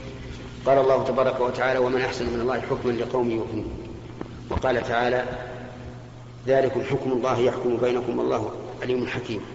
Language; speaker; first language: Arabic; native; Arabic